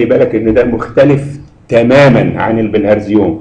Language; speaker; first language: Arabic; native; Arabic